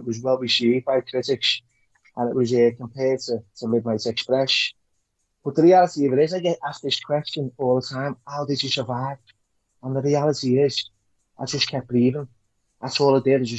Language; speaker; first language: English; native; English